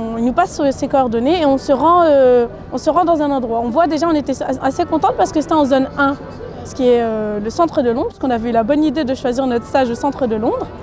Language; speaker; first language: French; early bilingual, other home language; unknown